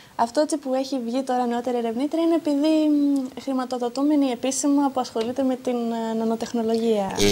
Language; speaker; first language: Greek; early bilingual, heritage; Greek